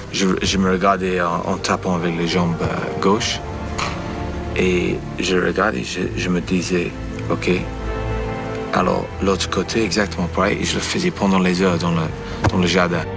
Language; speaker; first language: French; non-native, fluent; English